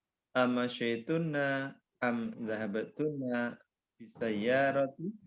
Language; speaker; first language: Arabic; non-native, learner; Indonesian